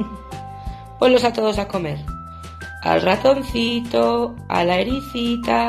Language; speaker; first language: Spanish; native; Spanish